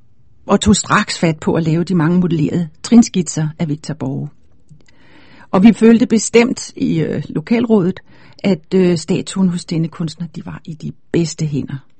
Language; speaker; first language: Danish; native; Danish